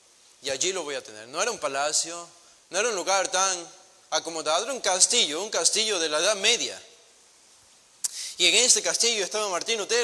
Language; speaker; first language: Spanish; native; Spanish